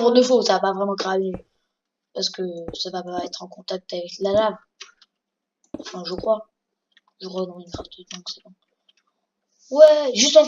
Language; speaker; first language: French; native; French